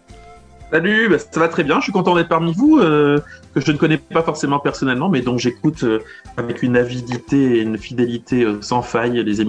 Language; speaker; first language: French; native; French